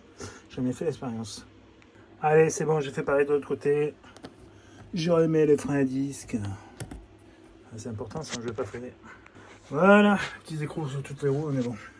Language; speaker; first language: French; native; French